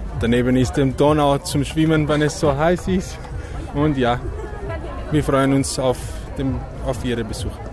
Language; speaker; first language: German; non-native, learner; Portuguese